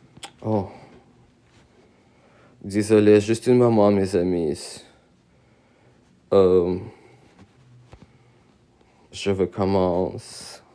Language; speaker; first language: French; non-native, learner; Russian